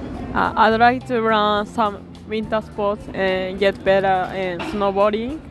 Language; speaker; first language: English; non-native, learner; Japanese